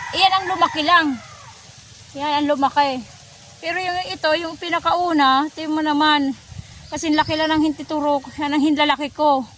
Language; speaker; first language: Filipino; non-native, local second language; Waray